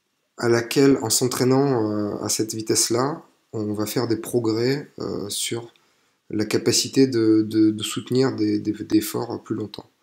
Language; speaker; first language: French; native; French